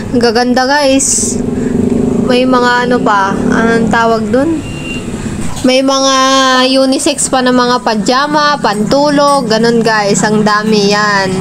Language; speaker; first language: Filipino; non-native, local second language; Iloko